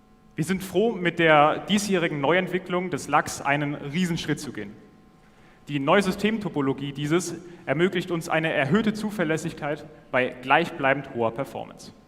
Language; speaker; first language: German; native; German